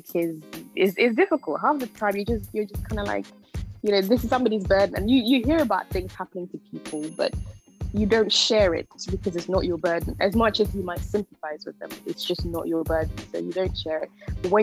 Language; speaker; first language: English; non-native, local second language; Akan